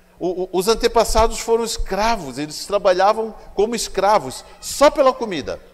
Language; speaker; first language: Portuguese; native; Portuguese